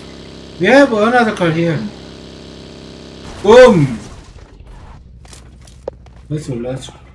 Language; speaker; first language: English; non-native, learner; Korean